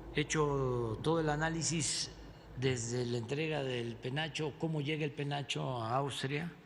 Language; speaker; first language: Spanish; native; Spanish